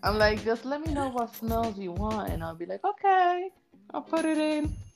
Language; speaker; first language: English; early bilingual, other home language; Spanish